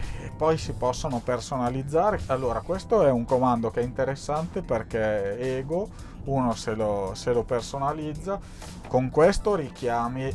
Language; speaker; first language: Italian; native; Italian